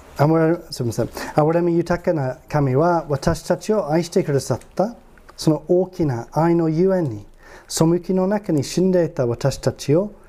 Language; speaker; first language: Japanese; non-native, fluent; English